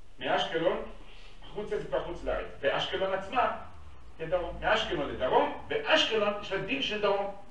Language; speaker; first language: Hebrew; native; Hebrew